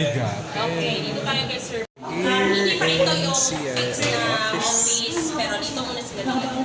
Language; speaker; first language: Filipino; non-native, local second language; Cebuano